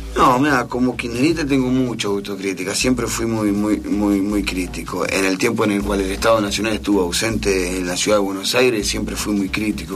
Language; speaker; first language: Spanish; native; Spanish